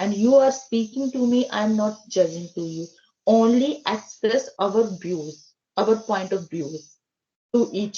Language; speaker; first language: English; non-native, learner; Hindi